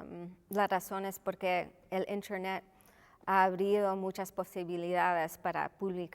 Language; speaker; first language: Spanish; non-native, local second language; English